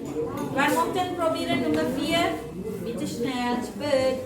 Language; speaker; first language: German; non-native, learner; Indonesian